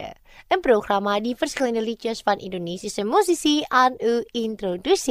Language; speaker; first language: Dutch; non-native, learner; Indonesian